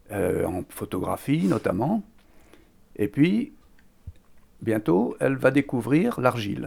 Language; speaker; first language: French; native; French